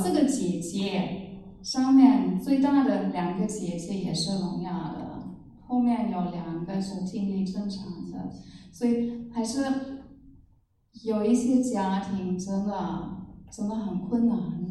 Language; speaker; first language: Chinese; non-native, fluent; German